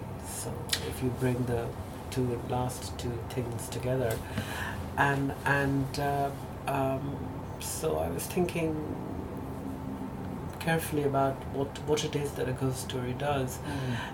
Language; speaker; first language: English; non-native, local second language; Bangla